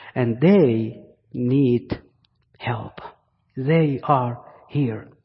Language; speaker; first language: English; non-native, fluent; Arabic